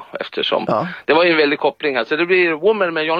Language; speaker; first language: Swedish; native; Swedish